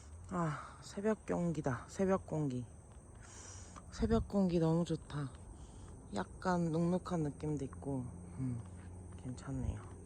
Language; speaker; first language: Korean; native; Korean